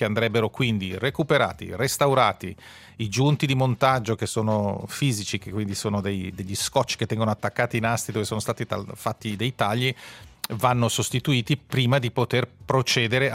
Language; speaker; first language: Italian; native; Italian